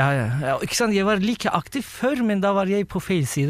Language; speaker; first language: Norwegian; non-native, fluent; Turkish